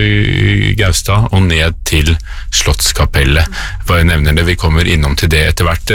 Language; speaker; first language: Norwegian; native; Norwegian